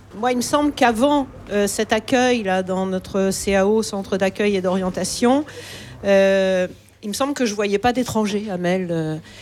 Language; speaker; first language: French; native; French